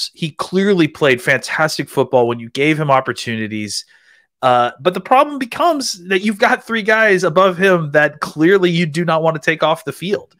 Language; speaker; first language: English; native; English